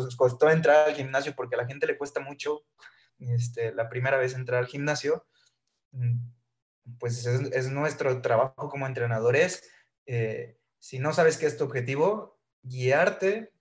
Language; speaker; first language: Spanish; native; Spanish